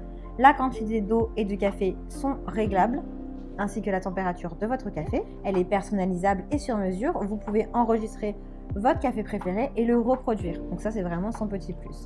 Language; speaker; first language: French; native; French